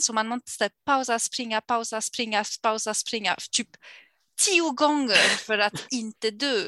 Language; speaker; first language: Swedish; non-native, fluent; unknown